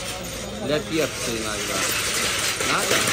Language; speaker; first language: Russian; native; Russian